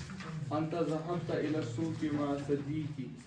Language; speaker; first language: Arabic; non-native, learner; Urdu